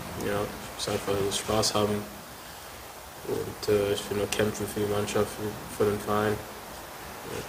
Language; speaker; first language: German; non-native, learner; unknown